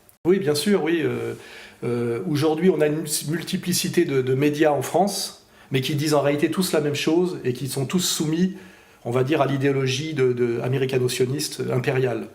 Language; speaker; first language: French; native; French